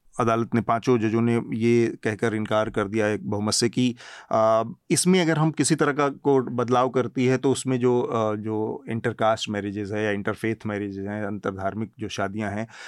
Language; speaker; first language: Hindi; native; Hindi